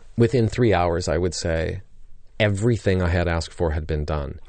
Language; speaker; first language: English; native; English